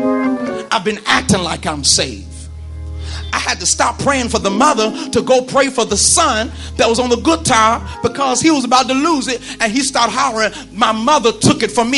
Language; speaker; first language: English; native; English